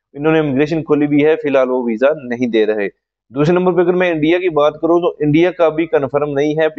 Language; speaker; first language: Urdu; non-native, local second language; Punjabi